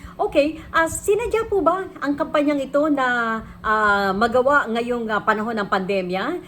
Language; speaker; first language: Filipino; native; Filipino